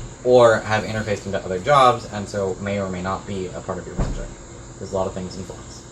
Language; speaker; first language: English; native; English